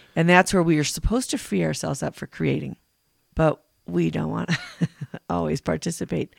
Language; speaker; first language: English; native; English